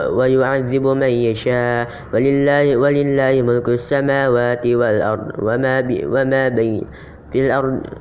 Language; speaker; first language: Arabic; non-native, learner; Indonesian